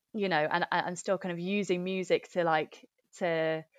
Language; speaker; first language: English; native; English